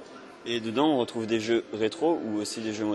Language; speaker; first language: French; native; French